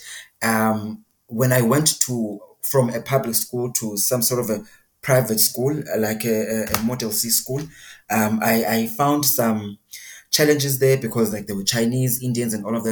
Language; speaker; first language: English; non-native, local second language; Xhosa